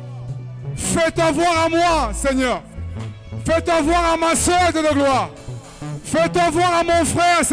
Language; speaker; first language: French; non-native, local second language; Lingala